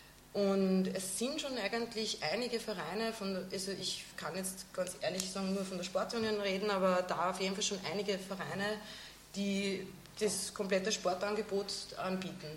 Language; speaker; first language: German; native; German